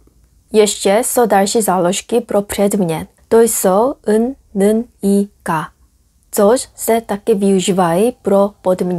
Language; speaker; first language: Czech; non-native, fluent; Korean